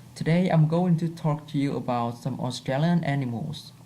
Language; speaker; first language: English; non-native, fluent; Vietnamese